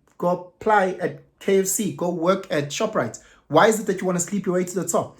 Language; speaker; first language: English; non-native, local second language; Zulu